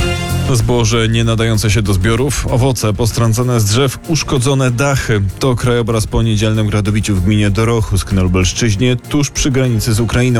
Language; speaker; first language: Polish; native; Polish